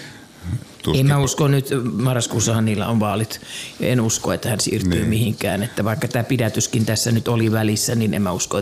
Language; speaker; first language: Finnish; native; Finnish